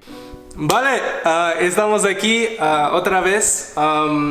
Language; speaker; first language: Spanish; non-native, learner; English